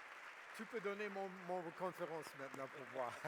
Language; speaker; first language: French; non-native, fluent; English